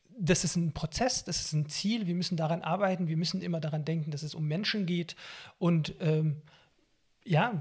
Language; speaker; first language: German; non-native, fluent; Arabic